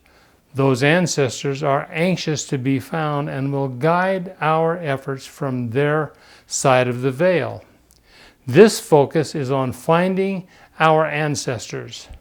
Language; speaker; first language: English; native; English